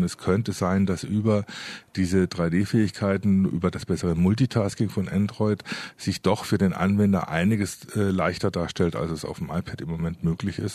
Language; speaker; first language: German; native; German